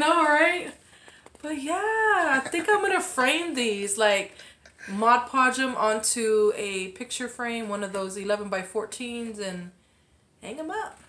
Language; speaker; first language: English; native; English